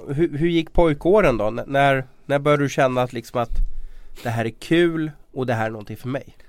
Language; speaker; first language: Swedish; native; Swedish